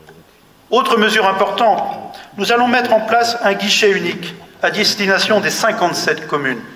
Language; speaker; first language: French; native; French